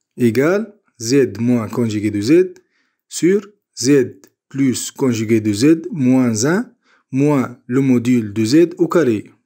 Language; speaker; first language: French; non-native, local second language; Arabic